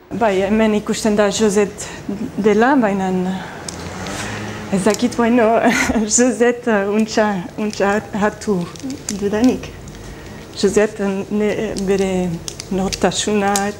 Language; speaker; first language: Basque; non-native, learner; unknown